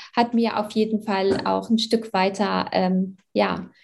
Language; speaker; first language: German; early bilingual, other home language; Arabic